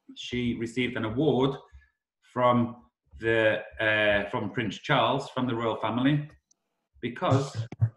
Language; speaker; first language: English; native; English